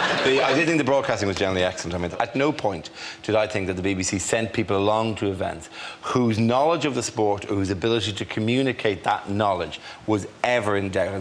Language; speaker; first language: English; native; English